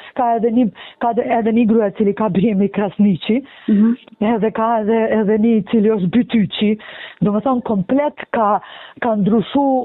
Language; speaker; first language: Albanian; non-native, local second language; Bosnian